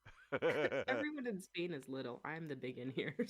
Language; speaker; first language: English; native; English